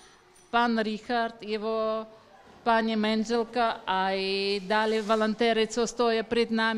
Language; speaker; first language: Slovak; non-native, learner; Ukrainian